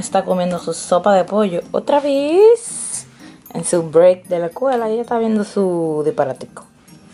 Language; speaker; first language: Spanish; native; Spanish